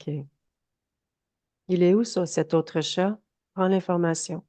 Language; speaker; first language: French; native; French